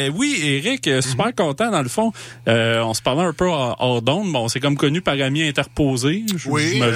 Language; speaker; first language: French; native; French